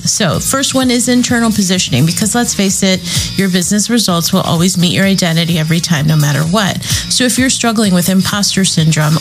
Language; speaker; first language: English; native; English